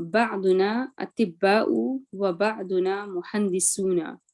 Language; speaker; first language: Arabic; non-native, learner; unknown